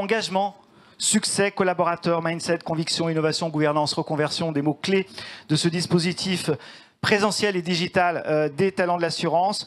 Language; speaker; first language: French; native; French